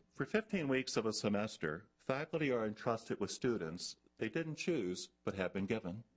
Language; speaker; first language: English; native; English